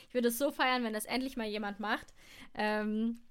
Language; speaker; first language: German; native; German